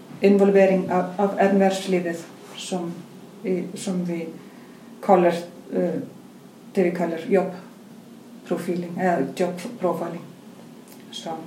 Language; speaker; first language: Swedish; non-native, fluent; Icelandic